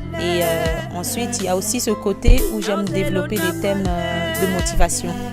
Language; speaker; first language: French; non-native, local second language; Lingala